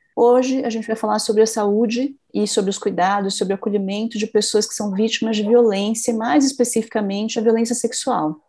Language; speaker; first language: Portuguese; native; Portuguese